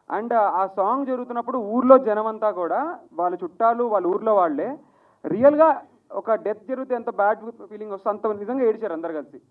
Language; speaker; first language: Telugu; native; Telugu